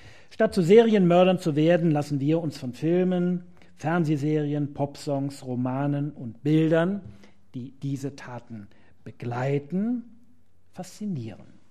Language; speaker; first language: German; native; German